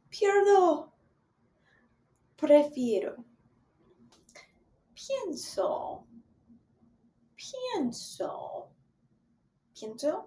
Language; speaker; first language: Spanish; non-native, fluent; English